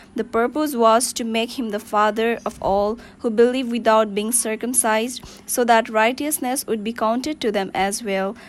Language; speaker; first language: English; non-native, local second language; Nepali